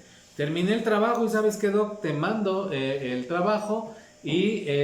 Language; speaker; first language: Spanish; native; Spanish